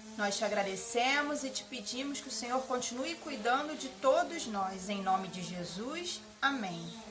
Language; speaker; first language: Portuguese; native; Portuguese